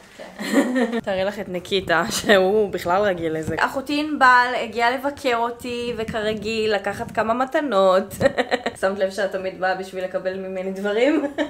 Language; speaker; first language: Hebrew; native; Hebrew